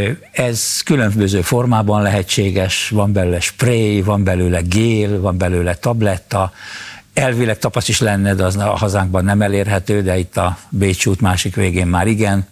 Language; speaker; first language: Hungarian; native; Hungarian